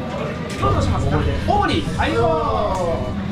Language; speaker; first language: Japanese; native; Japanese